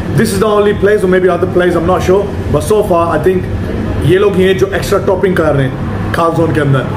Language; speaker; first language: English; early bilingual, other home language; Hindi